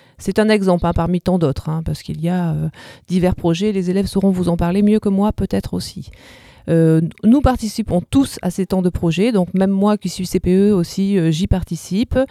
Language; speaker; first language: French; native; French